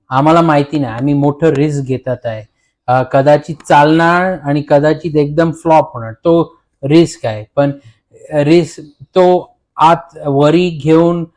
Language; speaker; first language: Marathi; early bilingual, heritage; Marathi